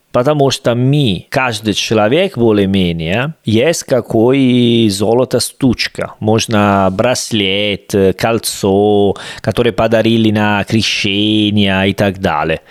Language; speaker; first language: Russian; non-native, learner; Italian